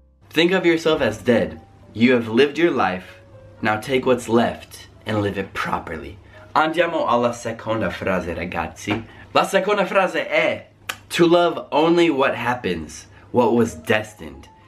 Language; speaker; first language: English; native; English